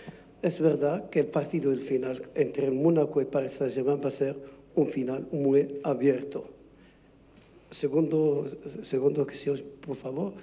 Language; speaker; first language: Spanish; non-native, learner; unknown